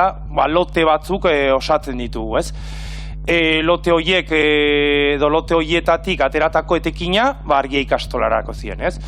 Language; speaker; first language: Basque; native; Basque